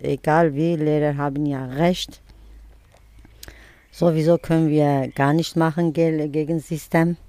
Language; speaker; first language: German; early bilingual, other home language; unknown